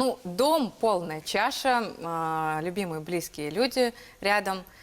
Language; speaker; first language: Russian; native; Russian